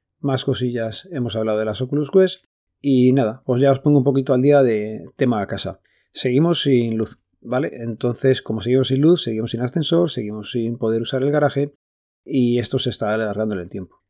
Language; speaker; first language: Spanish; native; Spanish